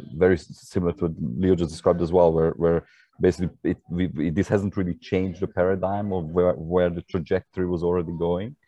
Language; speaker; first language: English; non-native, fluent; Hungarian